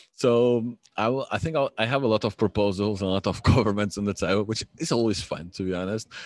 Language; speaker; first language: English; non-native, fluent; Portuguese